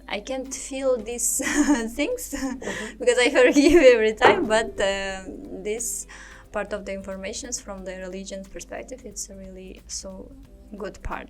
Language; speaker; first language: English; non-native, learner; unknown